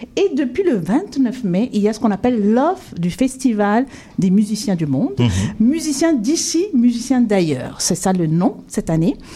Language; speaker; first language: French; non-native, local second language; Kinyarwanda